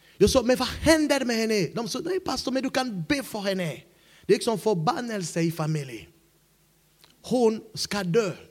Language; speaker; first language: Swedish; non-native, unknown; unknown